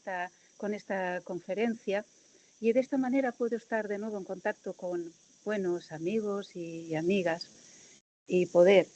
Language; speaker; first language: Spanish; native; Spanish